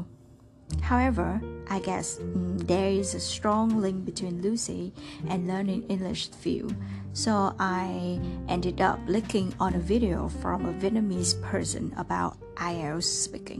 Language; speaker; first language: English; non-native, fluent; Vietnamese